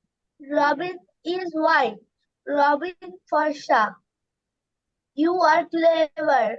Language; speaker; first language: English; non-native, learner; Bangla